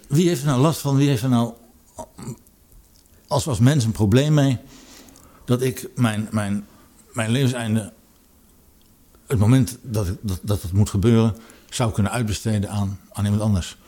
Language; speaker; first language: Dutch; native; Dutch